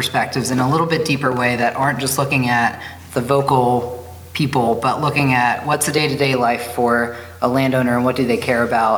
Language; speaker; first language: English; native; English